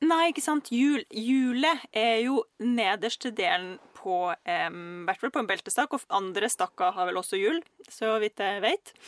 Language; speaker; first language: Norwegian; early bilingual, other home language; Russian